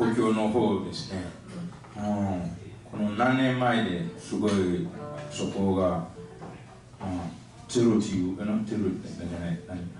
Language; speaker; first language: Japanese; non-native, fluent; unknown